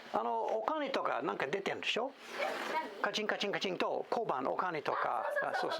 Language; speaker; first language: Japanese; non-native, fluent; English